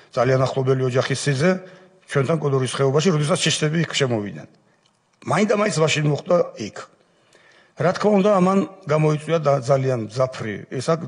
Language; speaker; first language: Georgian; non-native, local second language; Svan